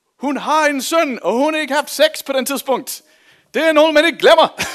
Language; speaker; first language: Danish; non-native, fluent; English